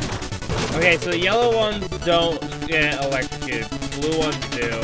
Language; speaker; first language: English; native; English